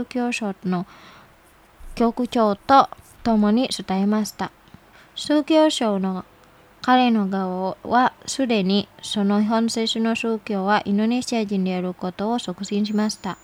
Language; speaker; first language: Japanese; non-native, fluent; Indonesian